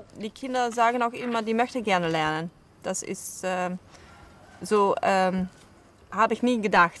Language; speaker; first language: German; non-native, learner; Dutch